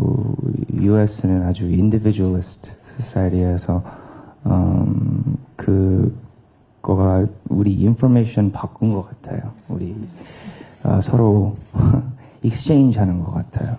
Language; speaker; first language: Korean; early bilingual, heritage; Korean